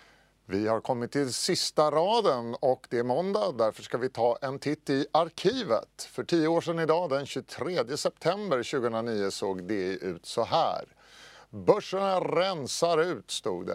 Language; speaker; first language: Swedish; native; Swedish